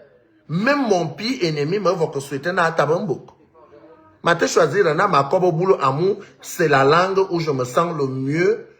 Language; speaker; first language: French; non-native, local second language; Lingala